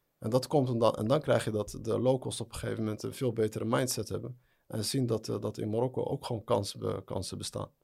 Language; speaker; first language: Dutch; early bilingual, other home language; Arabic